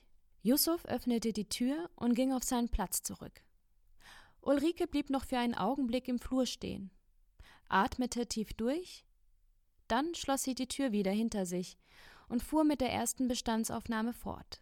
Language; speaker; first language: German; native; German